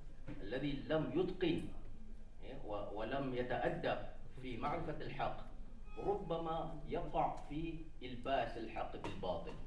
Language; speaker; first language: Arabic; non-native, fluent; Malay